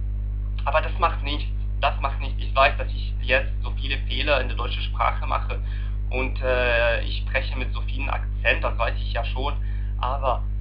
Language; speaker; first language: German; non-native, learner; Arabic